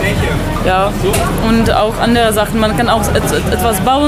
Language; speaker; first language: German; non-native, fluent; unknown